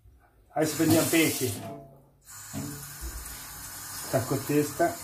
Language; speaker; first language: Italian; non-native, learner; Sinhala